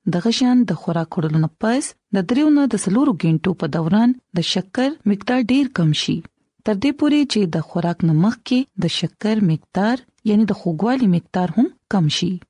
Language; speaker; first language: Pashto; non-native, local second language; Punjabi